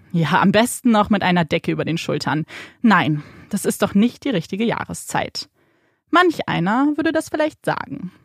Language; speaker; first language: German; native; German